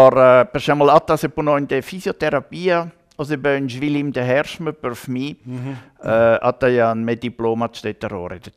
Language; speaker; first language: Albanian; non-native, learner; German